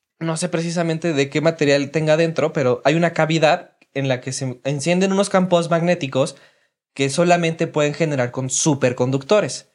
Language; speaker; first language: Spanish; native; Spanish